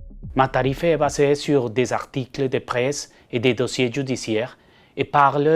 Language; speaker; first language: French; non-native, fluent; Spanish